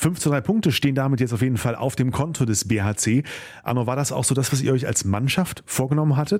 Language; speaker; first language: German; native; German